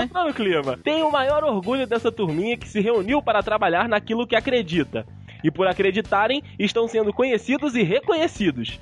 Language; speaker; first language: Portuguese; native; Portuguese